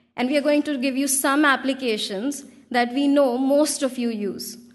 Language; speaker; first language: English; non-native, local second language; Hindi